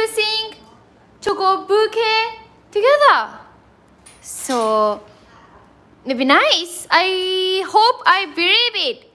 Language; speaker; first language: English; non-native, learner; Japanese